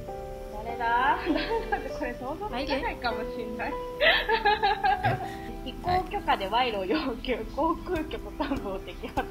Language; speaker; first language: Japanese; native; Japanese